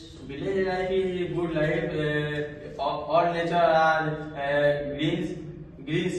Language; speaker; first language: English; non-native, learner; Hindi